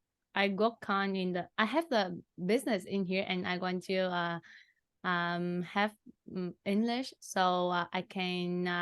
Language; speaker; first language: English; non-native, learner; Vietnamese